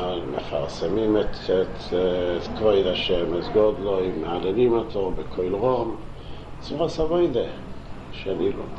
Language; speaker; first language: Hebrew; non-native, local second language; Yiddish